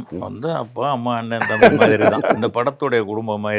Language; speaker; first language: Tamil; native; Tamil